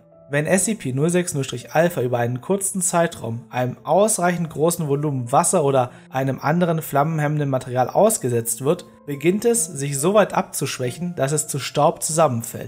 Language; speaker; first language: German; native; German